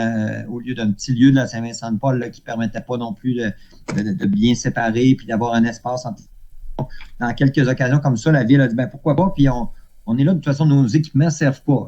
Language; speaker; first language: French; native; French